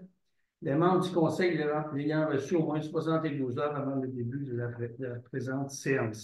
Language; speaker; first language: French; native; French